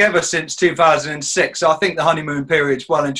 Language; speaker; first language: English; native; English